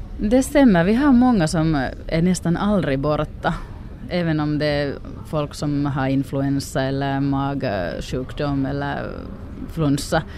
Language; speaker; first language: Swedish; non-native, local second language; Finnish